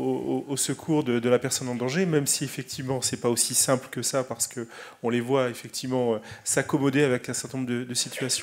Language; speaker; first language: French; native; French